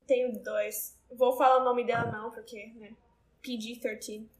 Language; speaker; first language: Portuguese; non-native, learner; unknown